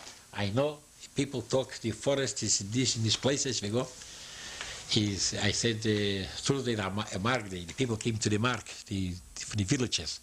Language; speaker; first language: English; non-native, learner; Yiddish